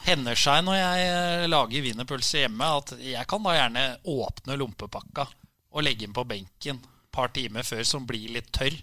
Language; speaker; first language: Norwegian; native; Norwegian